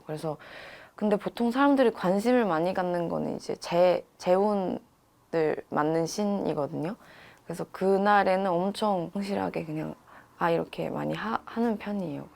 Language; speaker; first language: Korean; non-native, fluent; Chinese